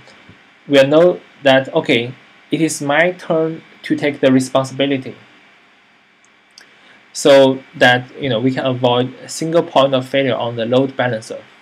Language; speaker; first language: English; non-native, fluent; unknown